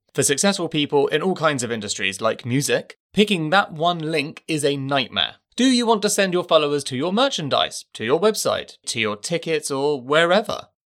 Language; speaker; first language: English; native; English